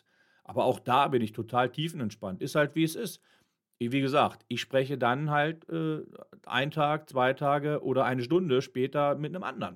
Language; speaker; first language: German; native; German